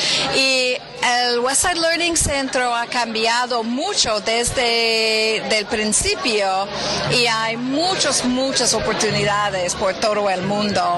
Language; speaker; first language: Spanish; non-native, learner; English